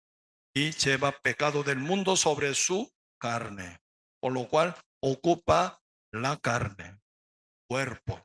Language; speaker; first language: Spanish; non-native, learner; Korean